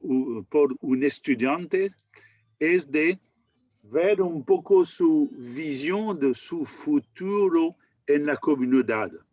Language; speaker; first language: Spanish; non-native, learner; French